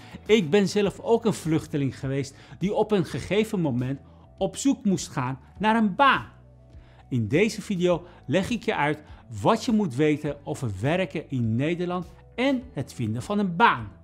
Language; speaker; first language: Dutch; non-native, fluent; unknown